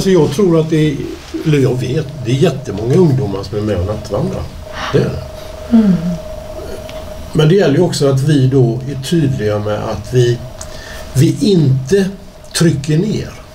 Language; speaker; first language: Swedish; native; Swedish